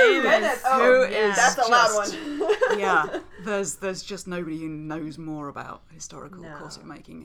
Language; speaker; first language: English; native; English